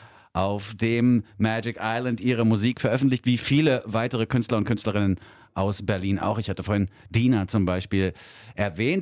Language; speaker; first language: German; native; German